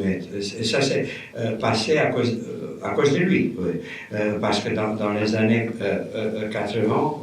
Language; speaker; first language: French; non-native, fluent; Romanian